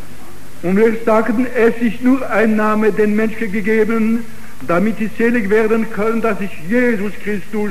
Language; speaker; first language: German; non-native, fluent; Italian